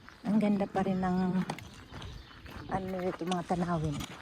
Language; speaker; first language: Filipino; native; Filipino